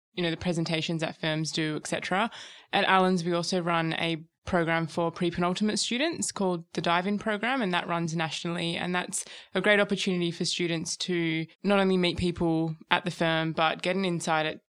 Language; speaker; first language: English; native; English